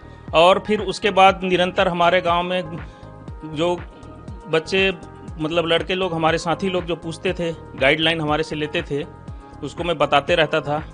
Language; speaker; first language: Hindi; non-native, local second language; Chhattisgarhi